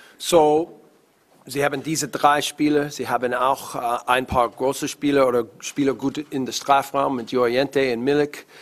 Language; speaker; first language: German; non-native, learner; English